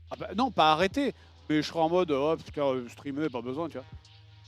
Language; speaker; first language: French; native; French